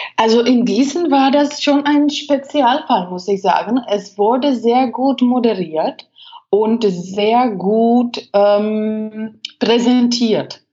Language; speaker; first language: German; non-native, fluent; Czech